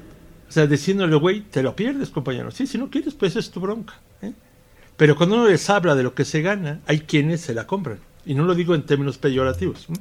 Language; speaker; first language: Spanish; native; Spanish